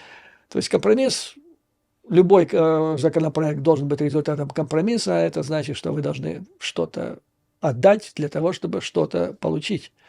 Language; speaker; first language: Russian; native; Russian